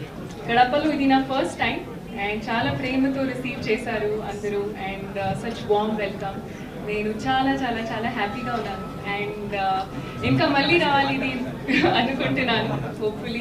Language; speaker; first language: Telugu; non-native, learner; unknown